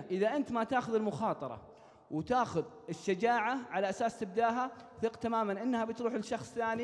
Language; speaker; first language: Arabic; native; Arabic